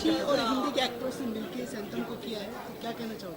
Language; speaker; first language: Hindi; native; Hindi